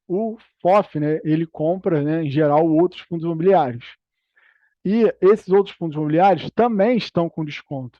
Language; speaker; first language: Portuguese; native; Portuguese